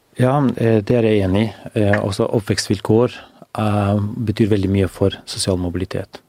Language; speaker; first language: Norwegian; non-native, fluent; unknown